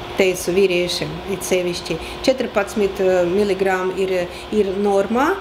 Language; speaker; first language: Latvian; non-native, local second language; Russian